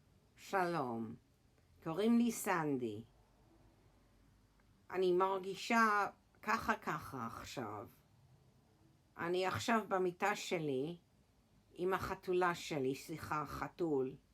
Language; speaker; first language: Hebrew; early bilingual, heritage; English